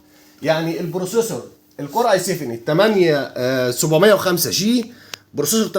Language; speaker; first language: Arabic; native; Arabic